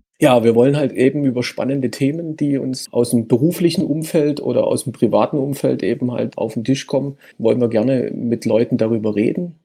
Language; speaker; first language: German; native; German